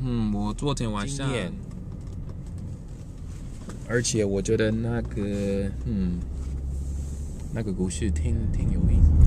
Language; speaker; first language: Chinese; non-native, learner; English